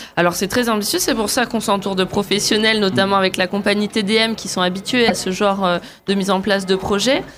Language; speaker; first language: French; native; French